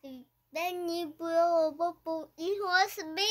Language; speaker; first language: English; non-native, learner; Korean